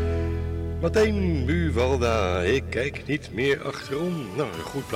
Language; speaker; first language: Dutch; native; Dutch